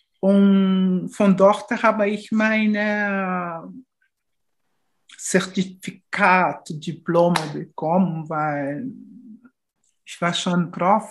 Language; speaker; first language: German; non-native, fluent; Portuguese